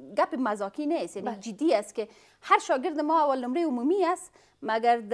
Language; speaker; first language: Persian; non-native, fluent; Pashto